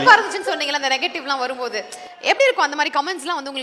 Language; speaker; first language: Tamil; native; Tamil